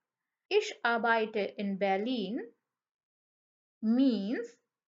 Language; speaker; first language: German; non-native, fluent; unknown